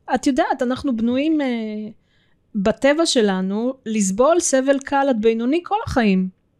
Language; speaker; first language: Hebrew; early bilingual, other home language; Russian